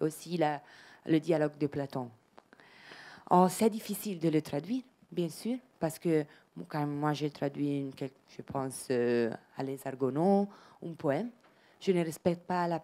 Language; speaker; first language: French; non-native, learner; Italian